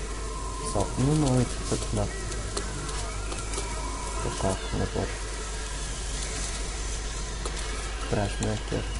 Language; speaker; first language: Romanian; native; Romanian